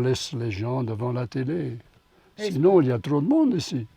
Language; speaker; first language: French; non-native, local second language; Dutch